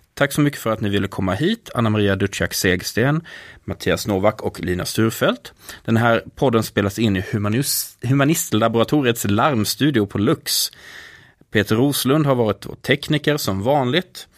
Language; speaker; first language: Swedish; native; Swedish